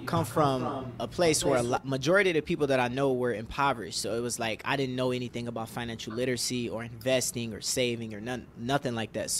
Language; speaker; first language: English; native; English